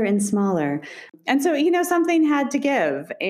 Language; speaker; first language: English; native; English